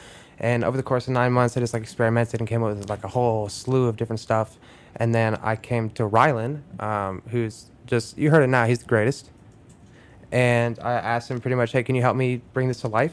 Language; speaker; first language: English; native; English